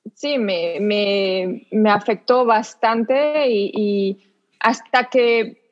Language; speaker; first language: Spanish; non-native, fluent; French